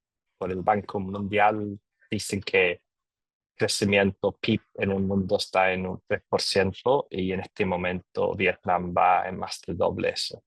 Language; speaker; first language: Spanish; non-native, fluent; English